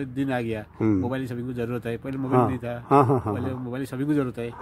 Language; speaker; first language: Hindi; non-native, local second language; Odia